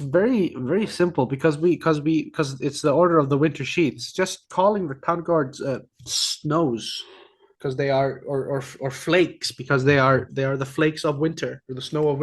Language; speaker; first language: English; non-native, fluent; Icelandic